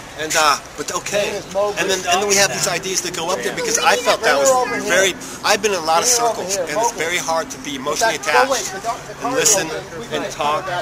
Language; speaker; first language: English; native; English